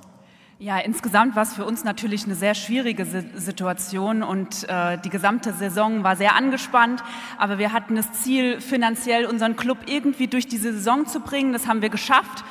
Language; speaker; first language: German; native; German